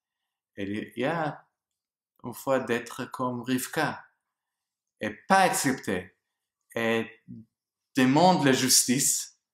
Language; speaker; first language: French; non-native, learner; English